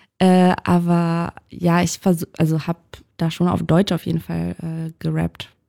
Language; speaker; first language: German; native; German